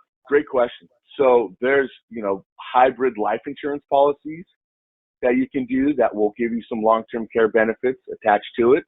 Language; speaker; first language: English; native; English